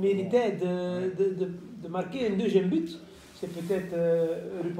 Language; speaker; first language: French; non-native, local second language; Dutch